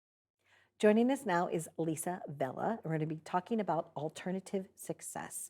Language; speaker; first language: English; native; English